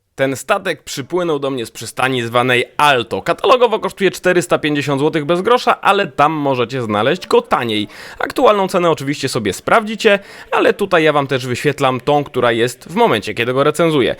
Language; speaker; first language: Polish; native; Polish